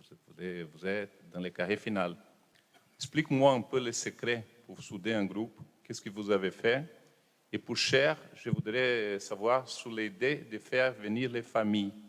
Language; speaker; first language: French; non-native, fluent; Portuguese